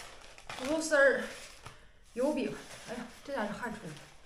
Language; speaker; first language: Chinese; native; Chinese